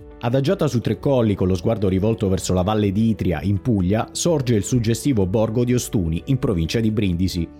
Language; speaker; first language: Italian; native; Italian